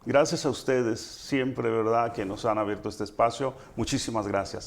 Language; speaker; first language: Spanish; native; Spanish